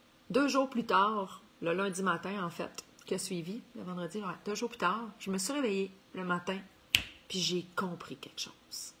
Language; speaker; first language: French; native; French